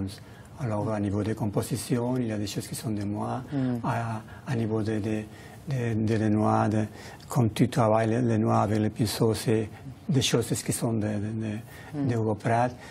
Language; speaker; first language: French; non-native, learner; Spanish